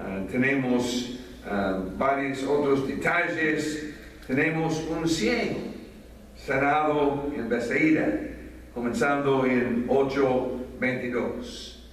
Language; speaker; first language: Spanish; non-native, fluent; English